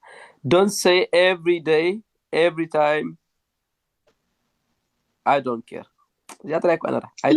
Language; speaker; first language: English; non-native, learner; Tigrinya